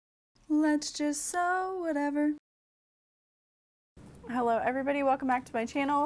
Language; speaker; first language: English; native; English